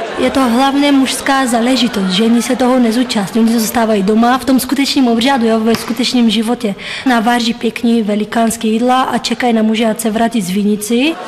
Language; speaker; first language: Czech; non-native, fluent; Bulgarian